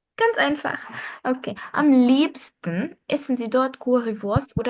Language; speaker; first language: German; non-native, fluent; Arabic